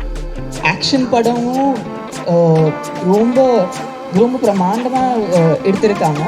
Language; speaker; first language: Tamil; non-native, fluent; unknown